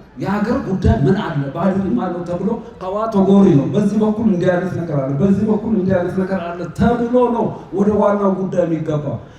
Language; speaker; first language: Amharic; non-native, local second language; Sidamo